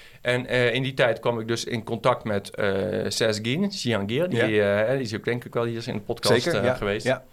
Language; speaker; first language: Dutch; native; Dutch